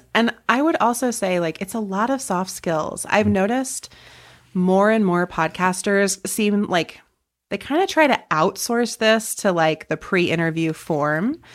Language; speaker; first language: English; native; English